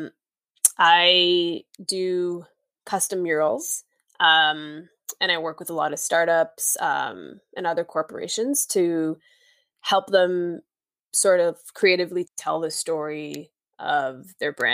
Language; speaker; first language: English; native; English